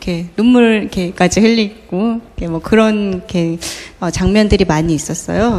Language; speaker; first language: Korean; native; Korean